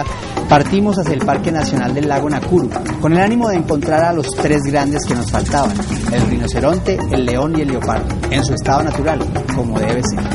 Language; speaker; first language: Spanish; native; Spanish